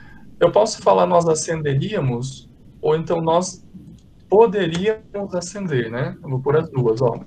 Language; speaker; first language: Portuguese; native; Portuguese